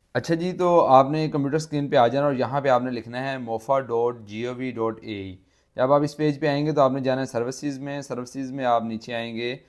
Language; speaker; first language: Urdu; non-native, local second language; Punjabi